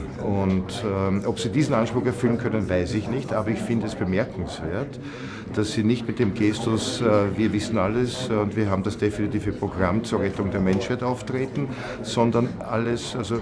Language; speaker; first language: German; native; German